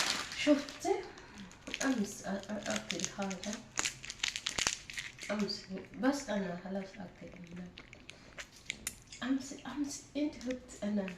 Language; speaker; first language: Arabic; non-native, learner; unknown